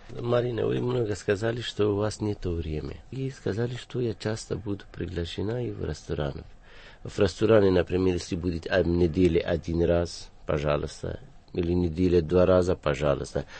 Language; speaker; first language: Russian; non-native, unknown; Persian